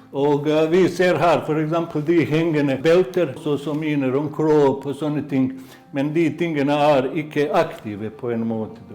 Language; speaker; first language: Norwegian; non-native, fluent; Bosnian